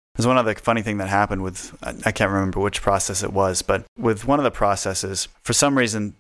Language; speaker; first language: English; native; English